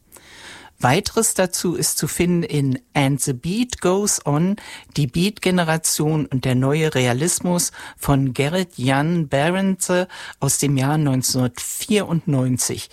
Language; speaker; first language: German; native; German